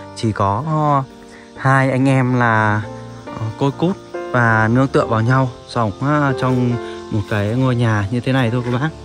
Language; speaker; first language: Vietnamese; native; Vietnamese